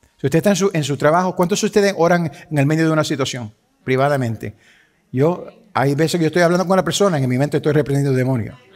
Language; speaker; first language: Spanish; early bilingual, heritage; Spanish